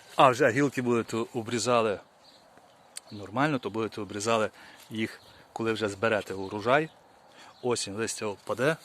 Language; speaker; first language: Ukrainian; native; Ukrainian